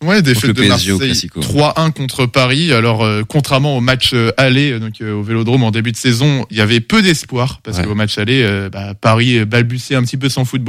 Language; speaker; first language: French; native; French